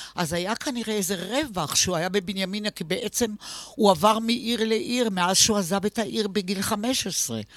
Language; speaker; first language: Hebrew; native; Hebrew